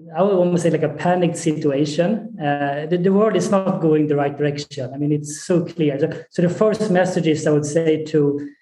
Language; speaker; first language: English; non-native, fluent; Swedish